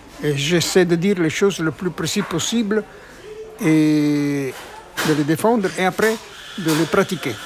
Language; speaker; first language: French; non-native, fluent; Italian